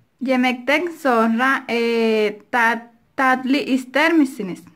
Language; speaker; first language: Turkish; non-native, learner; Spanish